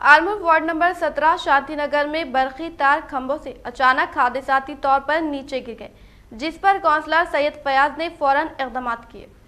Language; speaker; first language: Urdu; native; Urdu